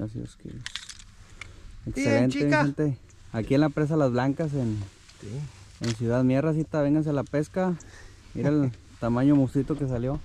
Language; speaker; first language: Spanish; native; Spanish